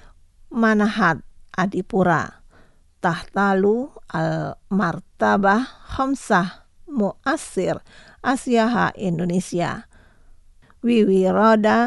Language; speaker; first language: Arabic; non-native, fluent; Indonesian